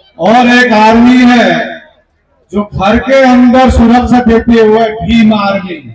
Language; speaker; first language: Hindi; non-native, local second language; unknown